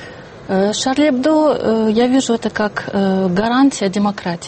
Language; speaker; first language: Russian; non-native, fluent; French